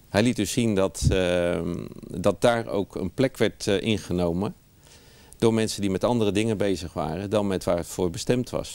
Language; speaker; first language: Dutch; native; Dutch